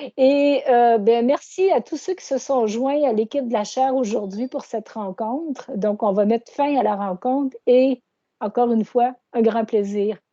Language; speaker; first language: French; native; French